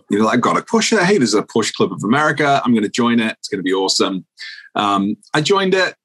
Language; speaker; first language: English; native; English